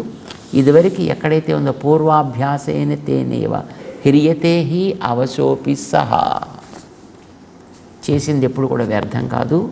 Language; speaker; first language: Telugu; native; Telugu